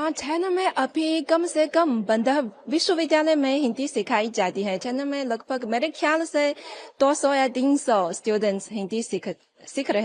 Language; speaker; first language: Hindi; non-native, fluent; Chinese